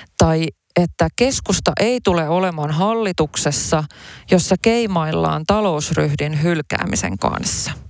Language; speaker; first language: Finnish; early bilingual, other home language; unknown